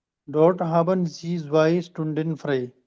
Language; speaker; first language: German; non-native, learner; Urdu